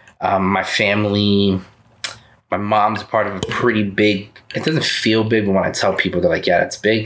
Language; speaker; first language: English; early bilingual, other home language; Spanish